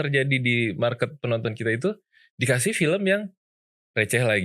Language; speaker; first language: Indonesian; native; Indonesian